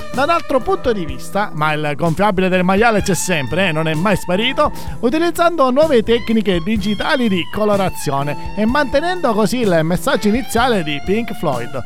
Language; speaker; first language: Italian; native; Italian